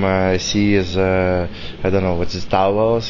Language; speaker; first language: English; non-native, learner; Russian